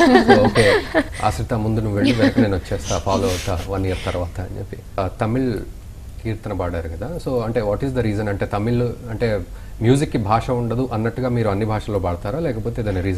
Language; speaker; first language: Telugu; native; Telugu